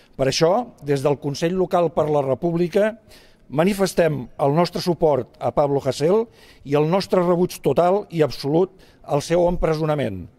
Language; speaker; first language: Catalan; native; Catalan